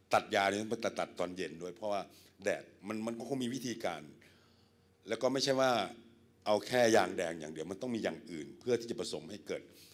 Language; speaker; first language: Thai; native; Thai